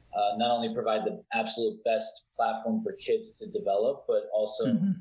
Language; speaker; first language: English; early bilingual, other home language; Italian